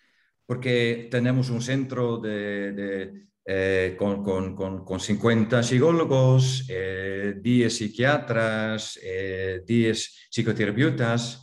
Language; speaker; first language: Spanish; non-native, fluent; Dutch